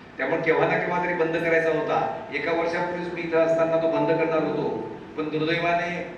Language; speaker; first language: Marathi; native; Marathi